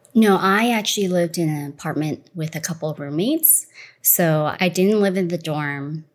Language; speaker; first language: English; early bilingual, other home language; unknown